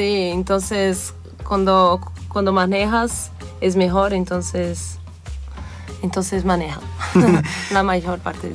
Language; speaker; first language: Spanish; non-native, fluent; Portuguese